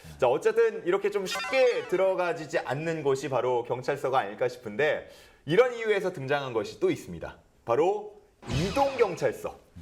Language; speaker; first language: Korean; native; Korean